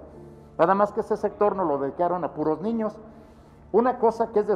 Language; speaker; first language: Spanish; native; Spanish